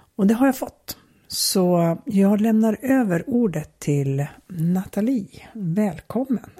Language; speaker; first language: Swedish; early bilingual, other home language; Finnish